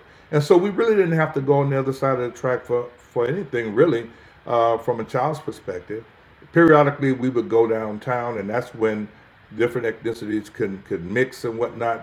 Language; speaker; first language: English; native; English